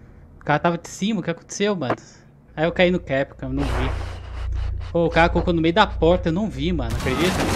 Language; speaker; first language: Portuguese; native; Portuguese